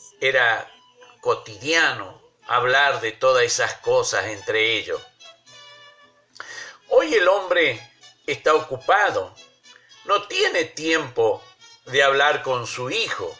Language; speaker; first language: Spanish; native; Spanish